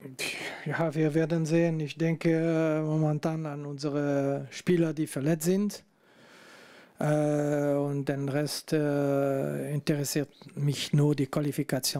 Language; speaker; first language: German; non-native, local second language; French